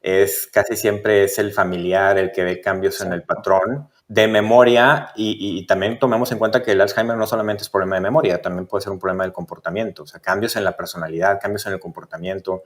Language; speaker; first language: Spanish; native; Spanish